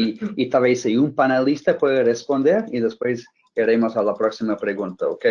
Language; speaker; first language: Spanish; non-native, fluent; English